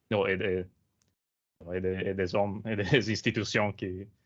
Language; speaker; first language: French; non-native, learner; Italian